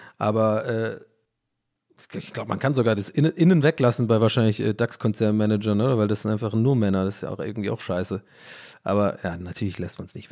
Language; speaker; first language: German; native; German